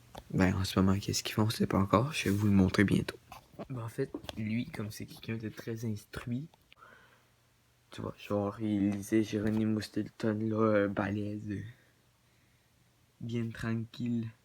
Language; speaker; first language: French; native; French